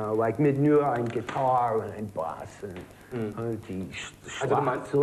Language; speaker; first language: German; non-native, learner; English